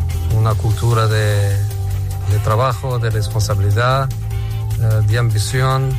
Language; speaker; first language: Spanish; non-native, fluent; Portuguese